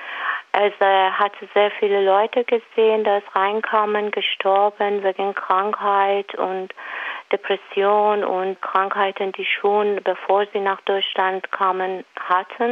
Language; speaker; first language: German; non-native, fluent; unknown